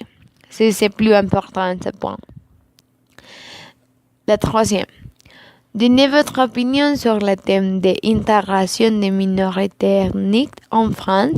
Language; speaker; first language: French; non-native, learner; Spanish